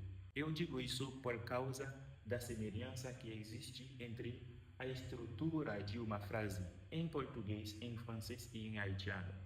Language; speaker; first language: Portuguese; non-native, fluent; Haitian Creole